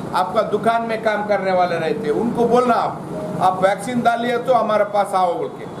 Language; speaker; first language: Hindi; non-native, local second language; Kannada